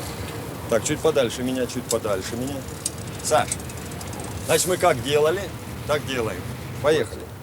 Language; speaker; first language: Russian; native; Russian